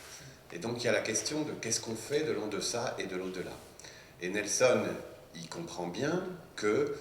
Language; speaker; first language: French; native; French